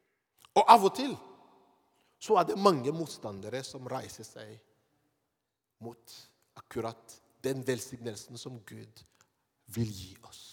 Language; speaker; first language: Norwegian; non-native, fluent; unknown